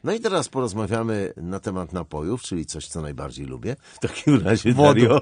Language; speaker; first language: Polish; native; Polish